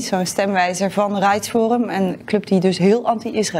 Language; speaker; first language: Dutch; native; Dutch